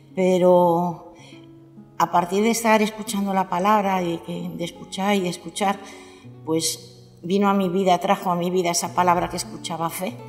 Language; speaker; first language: Spanish; native; Spanish